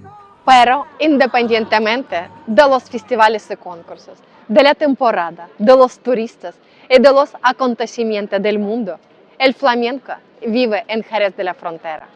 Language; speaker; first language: Spanish; non-native, fluent; Ukrainian